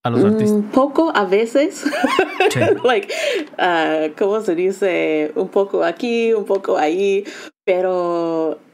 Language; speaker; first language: Spanish; non-native, learner; English